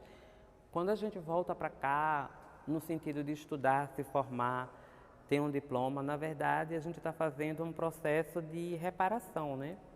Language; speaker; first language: Portuguese; native; Portuguese